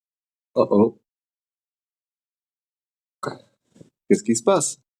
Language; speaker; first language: French; non-native, learner; English